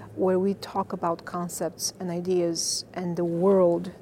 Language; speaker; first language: English; non-native, fluent; Bulgarian